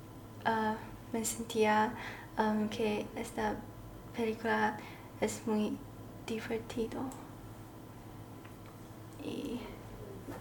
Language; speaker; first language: Spanish; non-native, learner; Chinese